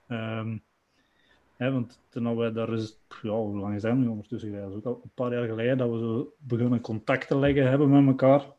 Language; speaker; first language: Dutch; native; Dutch